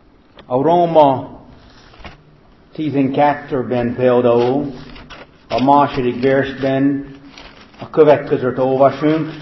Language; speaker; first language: Hungarian; non-native, fluent; English